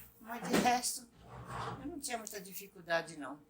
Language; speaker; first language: Portuguese; non-native, local second language; Japanese